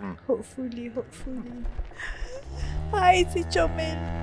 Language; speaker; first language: English; non-native, local second language; Malay